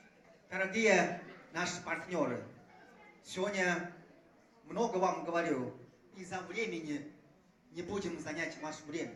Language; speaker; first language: Russian; non-native, fluent; Chinese